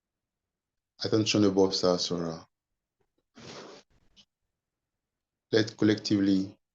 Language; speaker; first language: English; non-native, fluent; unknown